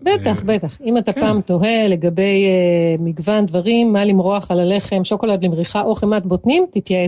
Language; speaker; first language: Hebrew; native; Hebrew